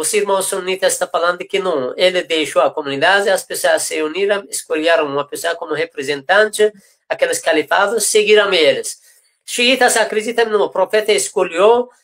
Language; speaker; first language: Portuguese; non-native, fluent; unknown